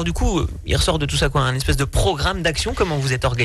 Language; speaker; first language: French; native; French